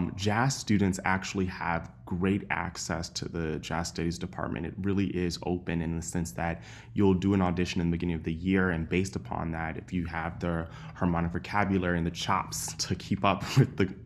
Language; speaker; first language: English; native; English